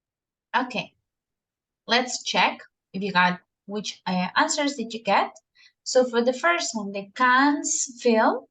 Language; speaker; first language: English; non-native, fluent; Spanish